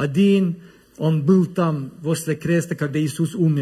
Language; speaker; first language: Russian; non-native, learner; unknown